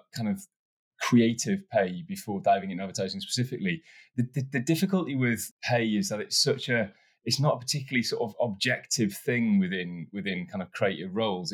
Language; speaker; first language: English; native; English